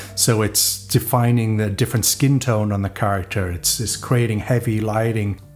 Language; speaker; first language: English; native; English